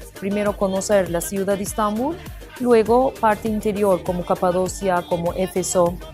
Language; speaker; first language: Spanish; non-native, fluent; Turkish